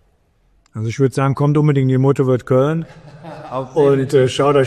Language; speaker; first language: German; native; German